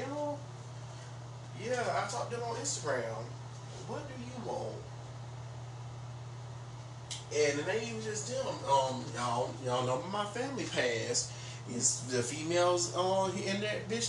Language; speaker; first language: English; native; English